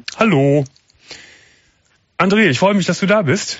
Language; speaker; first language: German; native; German